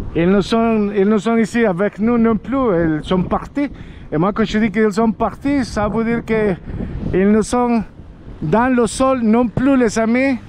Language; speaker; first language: French; non-native, learner; Spanish